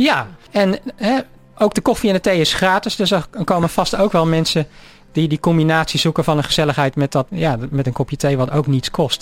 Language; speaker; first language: Dutch; native; Dutch